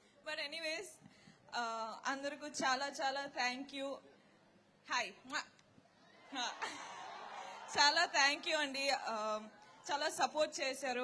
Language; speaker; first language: Telugu; non-native, learner; Kannada